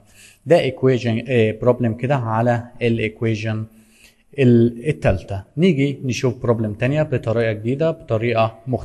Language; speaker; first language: Arabic; native; Arabic